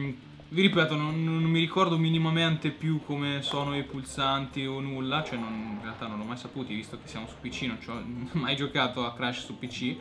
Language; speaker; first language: Italian; native; Italian